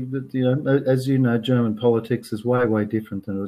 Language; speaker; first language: English; native; English